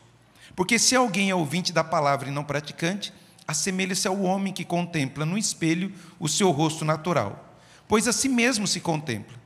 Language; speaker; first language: Portuguese; native; Portuguese